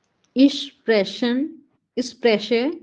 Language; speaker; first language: German; non-native, learner; Hindi